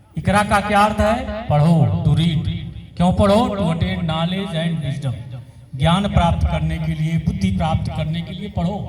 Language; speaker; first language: Hindi; native; Hindi